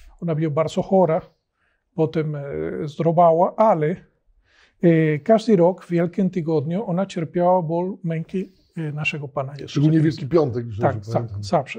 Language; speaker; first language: Polish; non-native, learner; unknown